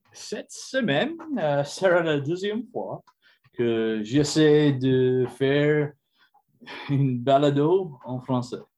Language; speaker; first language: French; non-native, learner; English